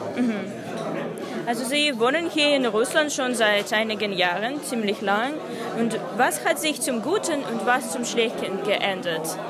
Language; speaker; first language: German; non-native, fluent; Russian